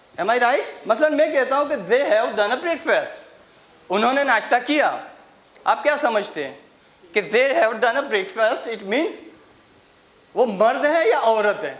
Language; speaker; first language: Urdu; native; Urdu